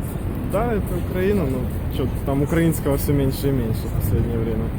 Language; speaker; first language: Russian; native; Russian